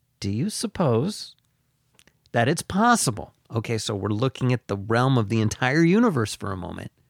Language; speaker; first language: English; native; English